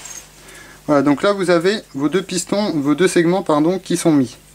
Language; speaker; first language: French; native; French